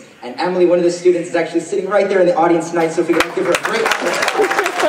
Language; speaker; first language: English; native; English